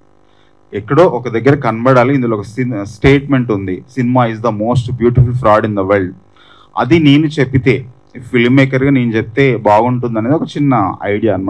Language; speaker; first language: Telugu; native; Telugu